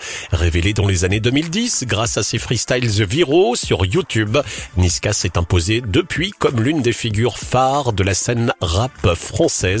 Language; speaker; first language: French; native; French